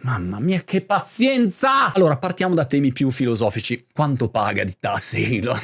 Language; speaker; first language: Italian; native; Italian